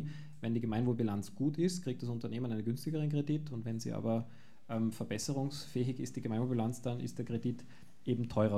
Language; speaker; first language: German; native; German